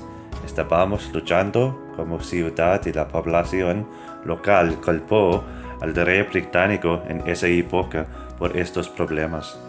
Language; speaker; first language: Spanish; non-native, fluent; English